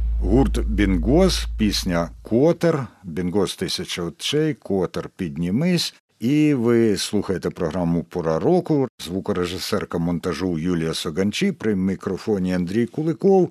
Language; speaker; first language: Ukrainian; native; Ukrainian